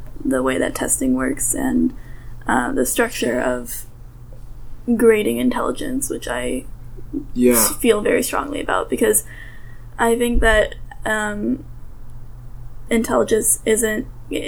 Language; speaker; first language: English; early bilingual, other home language; Russian